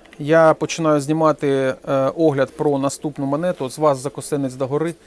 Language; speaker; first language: Ukrainian; non-native, local second language; Russian